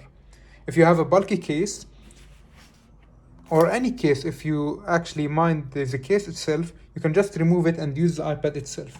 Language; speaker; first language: English; non-native, fluent; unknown